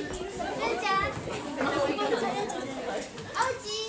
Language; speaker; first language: Japanese; native; Japanese